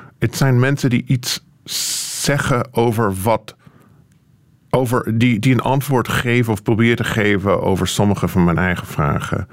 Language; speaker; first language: Dutch; non-native, fluent; English